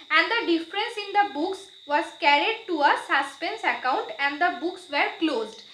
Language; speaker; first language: English; non-native, local second language; Bangla